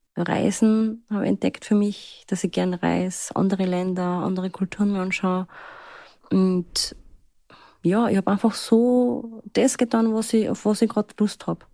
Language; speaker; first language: German; early bilingual, other home language; Turkish